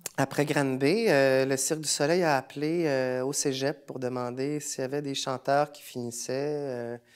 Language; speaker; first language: French; native; French